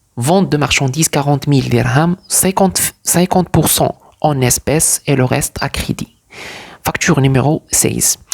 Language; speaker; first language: French; non-native, local second language; Arabic